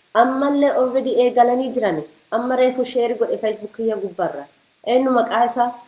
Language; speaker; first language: Oromo; early bilingual, heritage; Oromo